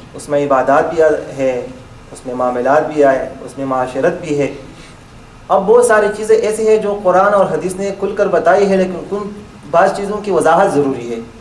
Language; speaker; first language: Urdu; non-native, local second language; Pashto